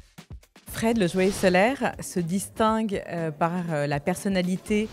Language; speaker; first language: French; native; French